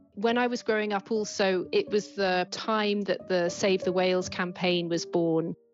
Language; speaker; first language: English; native; English